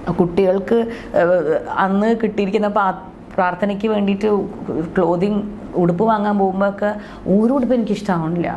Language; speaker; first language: Malayalam; non-native, local second language; Tamil